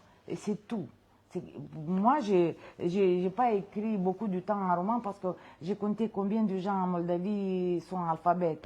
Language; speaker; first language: French; non-native, fluent; Romanian